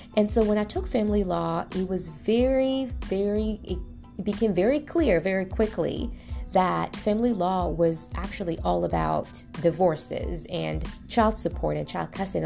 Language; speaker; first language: English; non-native, fluent; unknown